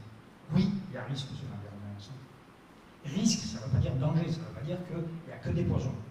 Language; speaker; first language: French; native; French